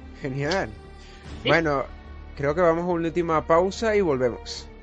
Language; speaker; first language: Spanish; native; Spanish